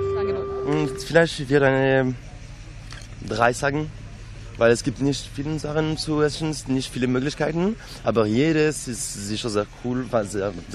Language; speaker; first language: German; non-native, learner; French